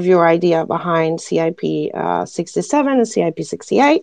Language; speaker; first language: English; non-native, fluent; Spanish